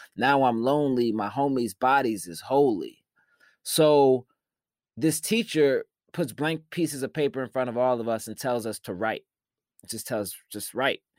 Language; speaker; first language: English; early bilingual, other home language; Shona